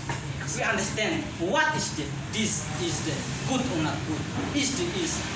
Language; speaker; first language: English; non-native, learner; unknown